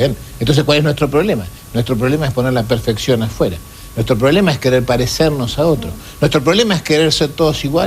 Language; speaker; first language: Spanish; native; Spanish